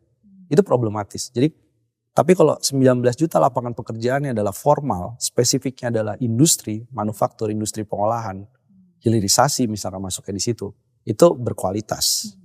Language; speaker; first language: Indonesian; native; Indonesian